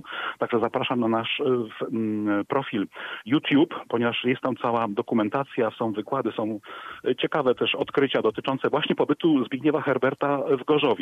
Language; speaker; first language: Polish; native; Polish